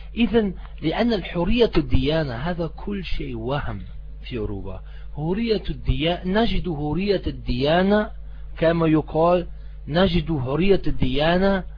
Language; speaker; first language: Arabic; non-native, fluent; German